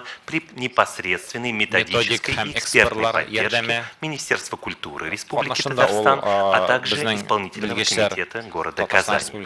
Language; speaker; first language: Russian; native; Russian